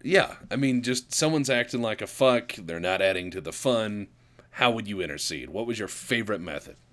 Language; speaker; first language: English; native; English